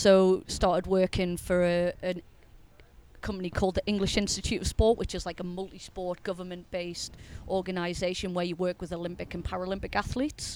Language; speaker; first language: English; native; English